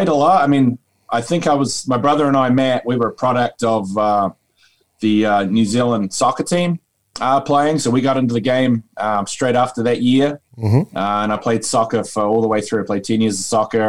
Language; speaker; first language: English; native; English